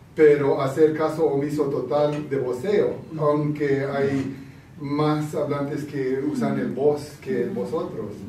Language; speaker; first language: Spanish; early bilingual, heritage; Spanish